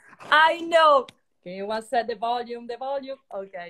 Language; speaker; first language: English; non-native, fluent; Italian